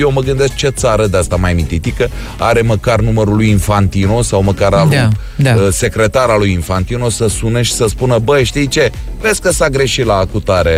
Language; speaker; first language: Romanian; native; Romanian